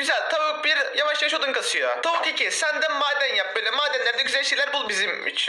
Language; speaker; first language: Turkish; native; Turkish